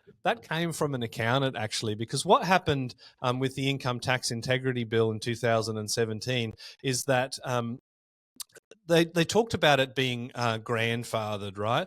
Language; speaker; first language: English; native; English